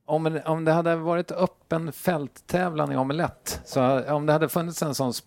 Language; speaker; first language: Swedish; native; Swedish